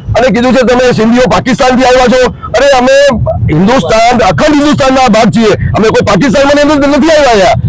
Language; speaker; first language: Gujarati; non-native, local second language; Sindhi